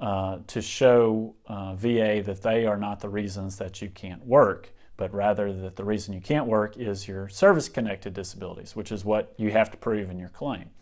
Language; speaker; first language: English; native; English